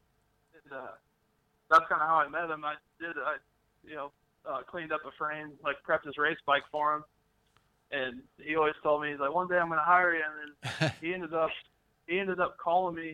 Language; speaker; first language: English; native; English